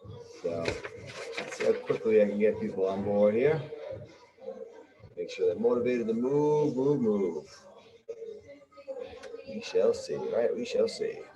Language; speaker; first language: English; native; English